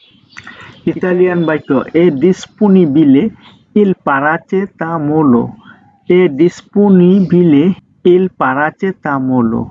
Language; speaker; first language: Italian; non-native, fluent; Bangla